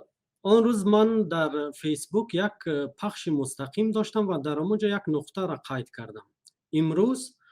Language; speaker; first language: Persian; non-native, local second language; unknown